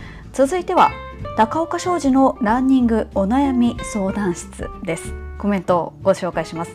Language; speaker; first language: Japanese; native; Japanese